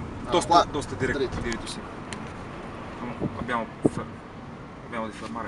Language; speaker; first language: Italian; non-native, learner; Bulgarian